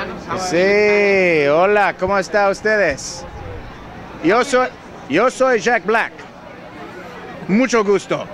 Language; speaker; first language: Spanish; non-native, learner; English